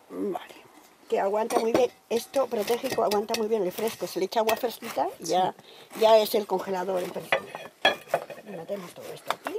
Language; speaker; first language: Spanish; native; Spanish